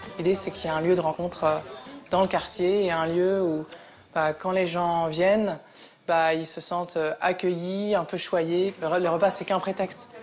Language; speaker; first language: French; native; French